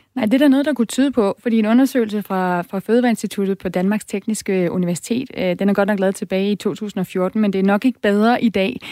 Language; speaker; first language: Danish; native; Danish